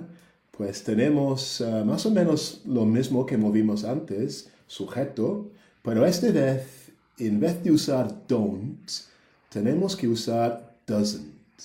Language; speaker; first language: Spanish; non-native, fluent; English